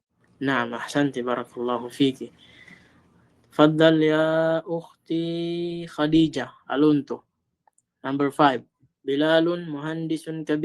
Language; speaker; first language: Arabic; non-native, fluent; Filipino